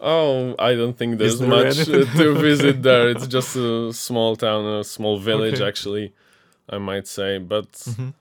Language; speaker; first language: English; non-native, fluent; Polish